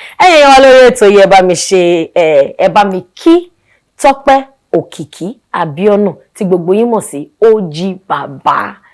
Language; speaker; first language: Yoruba; native; Yoruba